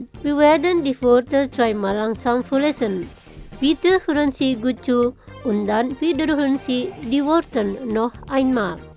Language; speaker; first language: German; non-native, fluent; Indonesian